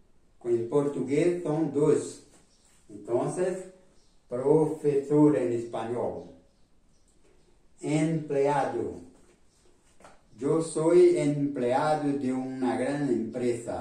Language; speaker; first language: Spanish; non-native, fluent; Portuguese